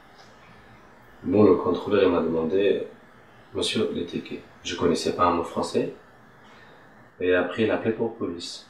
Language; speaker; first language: French; non-native, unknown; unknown